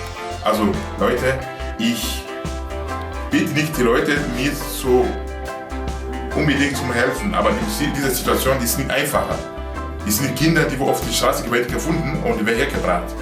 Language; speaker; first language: German; non-native, learner; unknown